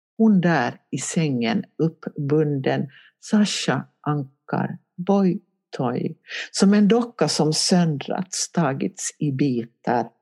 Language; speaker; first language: Swedish; native; Swedish